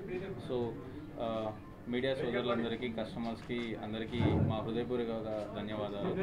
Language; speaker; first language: Telugu; native; Telugu